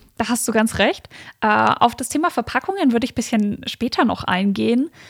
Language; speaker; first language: German; native; German